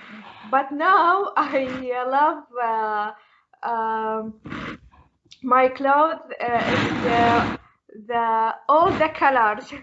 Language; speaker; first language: English; non-native, learner; Arabic